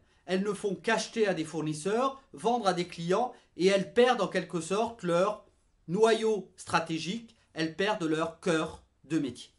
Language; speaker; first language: French; native; French